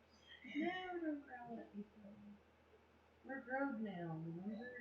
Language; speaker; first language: English; native; English